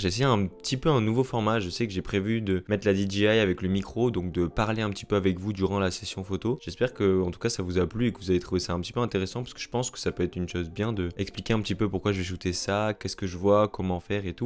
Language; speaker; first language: French; native; French